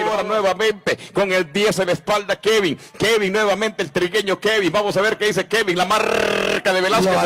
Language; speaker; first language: Spanish; native; Spanish